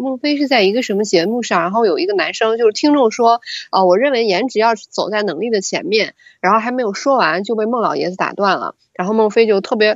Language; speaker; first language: Chinese; native; Chinese